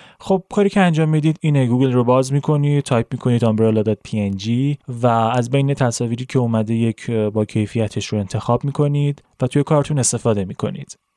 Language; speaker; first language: Persian; native; Persian